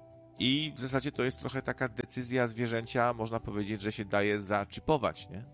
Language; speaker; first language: Polish; native; Polish